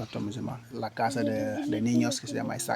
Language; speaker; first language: Spanish; non-native, learner; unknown